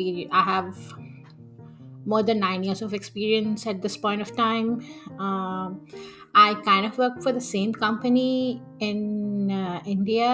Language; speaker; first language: English; non-native, local second language; Telugu